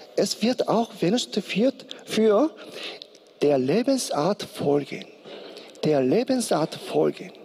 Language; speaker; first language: German; non-native, learner; Korean